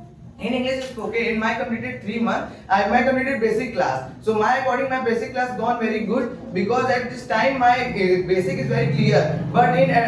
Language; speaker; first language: English; non-native, learner; Hindi